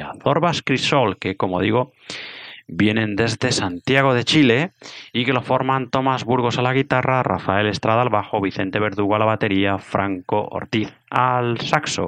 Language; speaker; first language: Spanish; native; Spanish